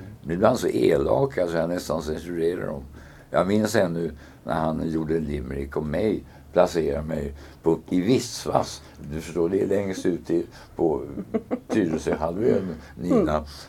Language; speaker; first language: Swedish; native; Swedish